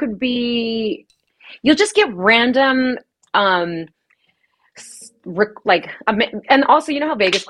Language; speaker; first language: English; native; English